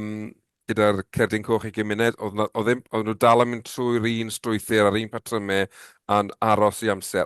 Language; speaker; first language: Welsh; native; Welsh